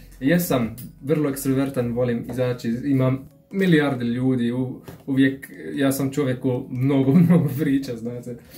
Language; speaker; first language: Bosnian; non-native, fluent; Arabic